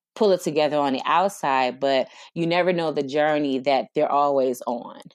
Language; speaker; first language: English; native; English